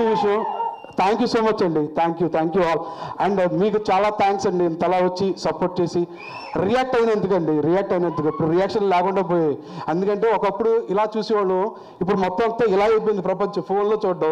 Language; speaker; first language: Telugu; native; Telugu